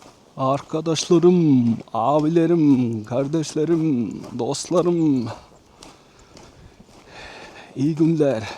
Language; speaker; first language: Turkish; non-native, learner; Mongolian